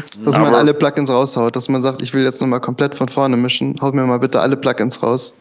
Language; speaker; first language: German; native; German